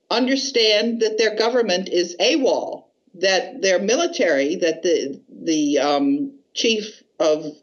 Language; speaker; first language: English; native; English